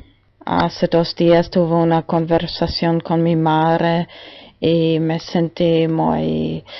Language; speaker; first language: Spanish; non-native, learner; German